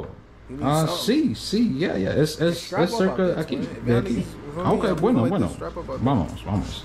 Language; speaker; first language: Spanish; non-native, learner; English